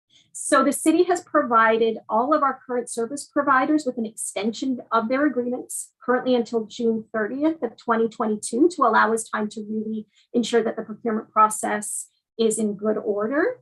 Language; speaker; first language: English; native; English